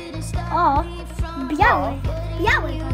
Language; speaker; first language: Polish; early bilingual, heritage; Polish